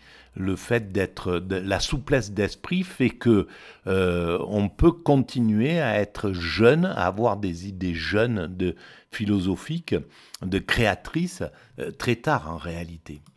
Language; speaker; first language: French; native; French